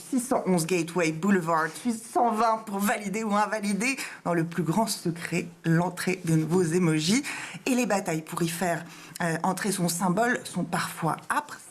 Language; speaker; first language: French; native; French